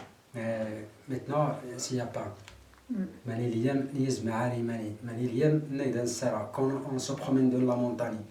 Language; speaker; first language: French; non-native, learner; Central Atlas Tamazight